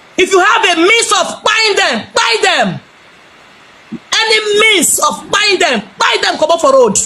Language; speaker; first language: Nigerian Pidgin; non-native, local second language; Igbo